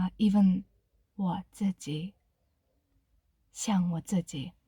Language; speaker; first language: Chinese; non-native, learner; Kazakh